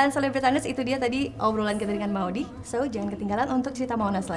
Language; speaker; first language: Indonesian; native; Indonesian